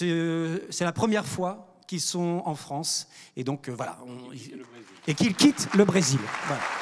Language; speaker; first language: French; native; French